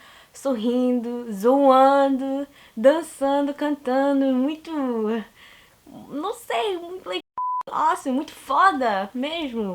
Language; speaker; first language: Portuguese; non-native, learner; English